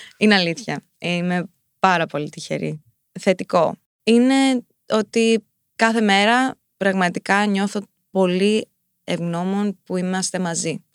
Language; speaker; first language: Greek; early bilingual, heritage; Greek